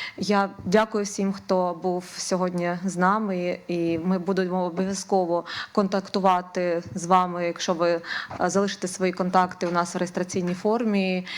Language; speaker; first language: Ukrainian; native; Ukrainian